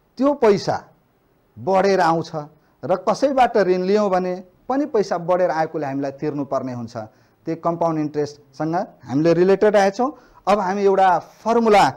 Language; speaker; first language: Nepali; non-native, local second language; Maithili